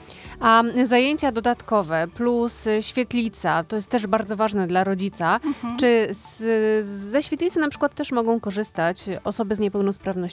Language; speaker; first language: Polish; native; Polish